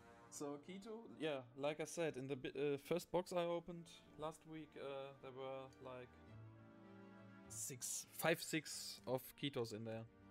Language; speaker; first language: English; non-native, fluent; German